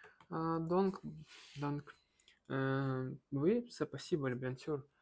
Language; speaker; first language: French; non-native, learner; Russian